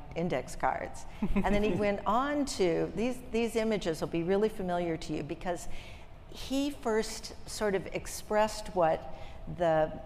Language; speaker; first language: English; native; English